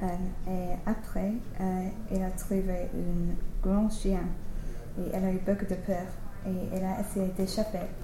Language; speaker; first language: French; non-native, learner; English